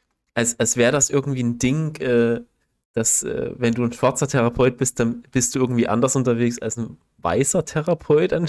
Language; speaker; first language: German; native; German